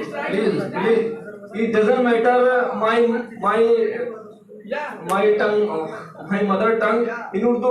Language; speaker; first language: English; non-native, learner; Urdu